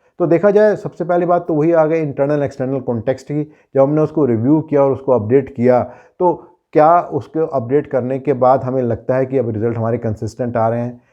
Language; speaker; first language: Hindi; native; Hindi